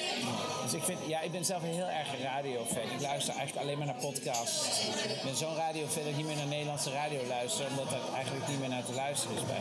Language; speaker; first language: Dutch; native; Dutch